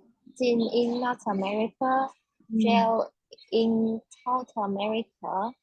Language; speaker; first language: English; non-native, learner; Vietnamese